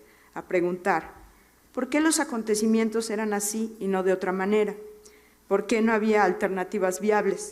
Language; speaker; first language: Spanish; native; Spanish